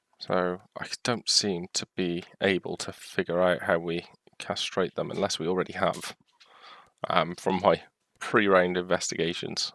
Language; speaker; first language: English; native; English